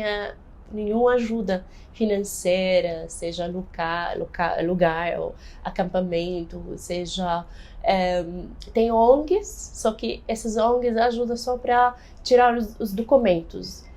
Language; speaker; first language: Portuguese; non-native, fluent; Arabic